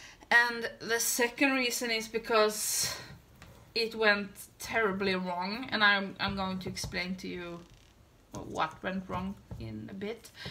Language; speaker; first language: English; non-native, fluent; Swedish